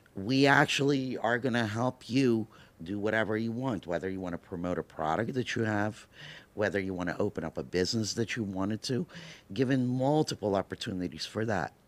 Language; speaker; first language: English; early bilingual, other home language; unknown